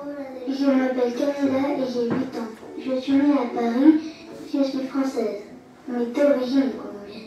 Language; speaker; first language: French; early bilingual, other home language; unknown